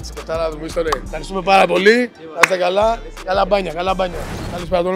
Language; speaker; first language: Greek; native; Greek